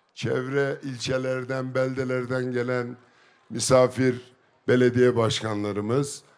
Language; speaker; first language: Turkish; native; Turkish